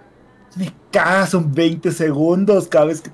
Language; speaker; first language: Spanish; native; Spanish